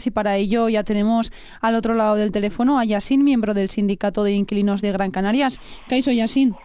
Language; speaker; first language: Spanish; native; Spanish